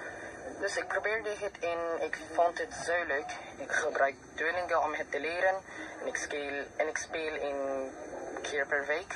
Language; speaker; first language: Dutch; non-native, learner; Filipino